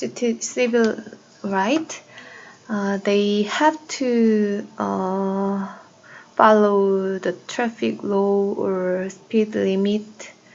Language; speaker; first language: English; non-native, learner; Korean